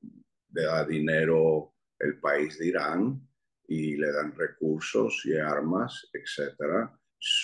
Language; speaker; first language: Spanish; early bilingual, heritage; Spanish